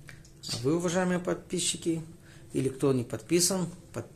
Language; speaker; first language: Russian; native; Russian